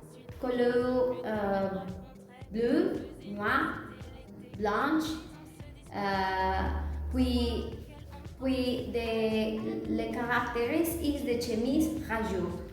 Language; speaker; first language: French; non-native, learner; Spanish